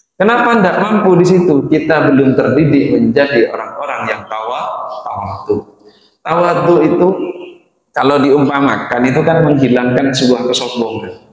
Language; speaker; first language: Indonesian; non-native, local second language; Madurese